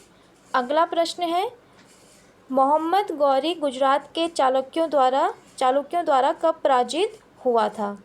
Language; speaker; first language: Hindi; native; Hindi